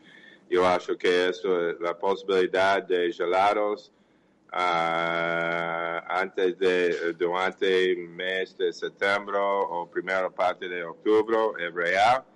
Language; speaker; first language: Portuguese; non-native, fluent; English